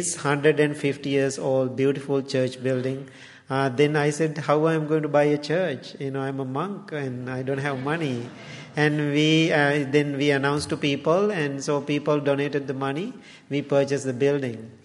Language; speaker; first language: English; non-native, local second language; Sinhala